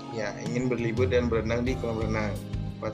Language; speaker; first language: Indonesian; native; Indonesian